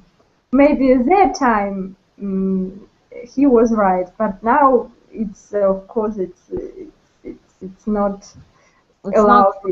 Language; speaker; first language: English; non-native, learner; Russian